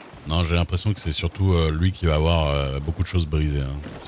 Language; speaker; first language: French; native; French